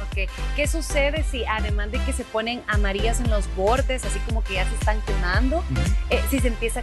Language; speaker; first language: Spanish; native; Spanish